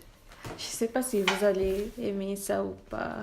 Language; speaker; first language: French; non-native, learner; Malay